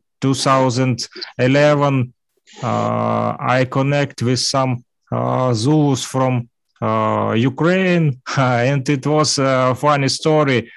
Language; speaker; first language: English; non-native, learner; Russian